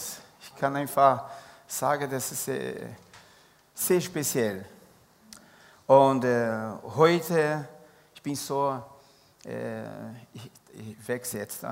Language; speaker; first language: German; non-native, learner; Portuguese